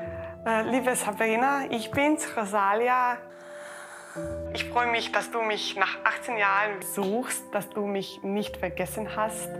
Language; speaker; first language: German; early bilingual, other home language; Croatian